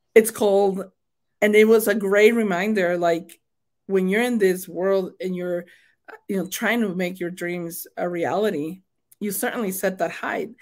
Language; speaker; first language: English; non-native, fluent; Spanish